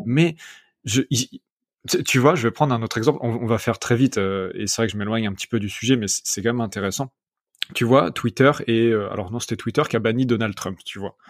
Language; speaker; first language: French; native; French